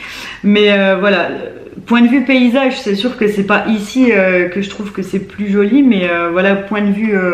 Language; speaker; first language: French; native; French